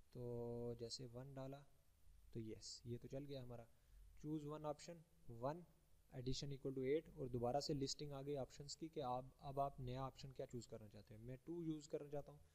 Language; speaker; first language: Hindi; native; Hindi